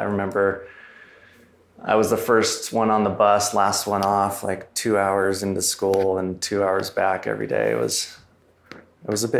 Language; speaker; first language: English; native; English